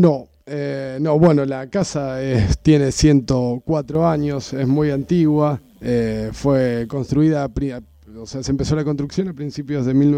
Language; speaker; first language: Spanish; native; Spanish